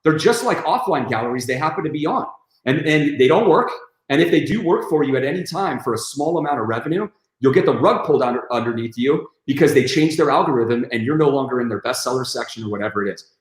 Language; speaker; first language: English; native; English